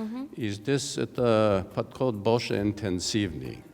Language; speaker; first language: Russian; non-native, learner; English